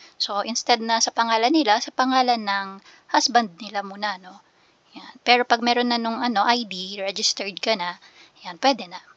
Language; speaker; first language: Filipino; native; Filipino